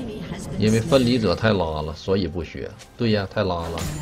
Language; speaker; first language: Chinese; native; Chinese